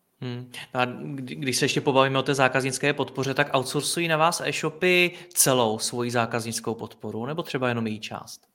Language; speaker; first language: Czech; native; Czech